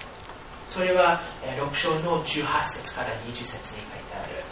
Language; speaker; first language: Japanese; non-native, fluent; English